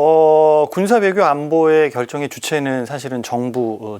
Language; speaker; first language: Korean; native; Korean